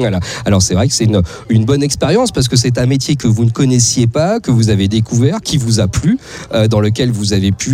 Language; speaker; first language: French; native; French